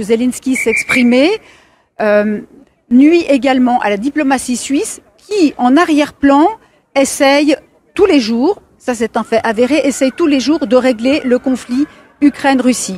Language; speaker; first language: French; native; French